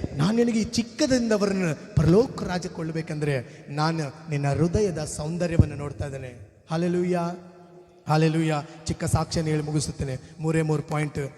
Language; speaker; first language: Kannada; non-native, local second language; Telugu